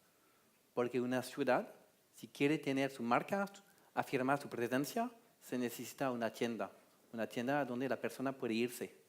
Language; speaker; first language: Spanish; non-native, fluent; French